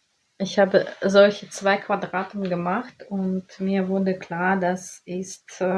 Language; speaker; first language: German; non-native, learner; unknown